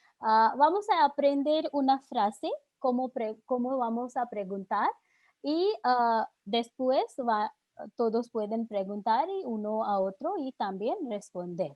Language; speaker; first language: Spanish; non-native, learner; Hindi